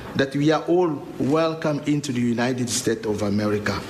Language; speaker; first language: English; non-native, learner; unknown